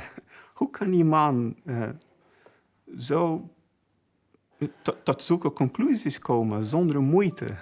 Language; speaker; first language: Dutch; non-native, fluent; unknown